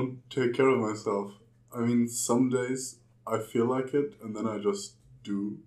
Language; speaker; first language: English; non-native, fluent; German